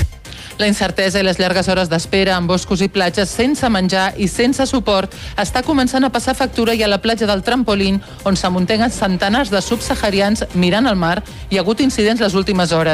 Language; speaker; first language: Catalan; native; Catalan